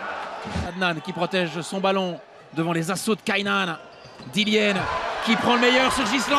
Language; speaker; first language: French; native; French